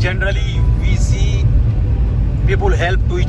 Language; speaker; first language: English; non-native, local second language; Hindi